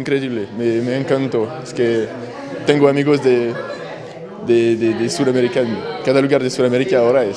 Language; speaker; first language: Spanish; non-native, learner; French